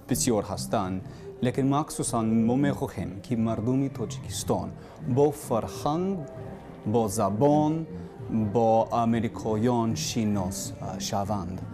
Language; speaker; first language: Persian; non-native, learner; English